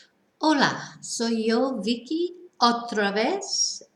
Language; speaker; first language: Spanish; non-native, fluent; English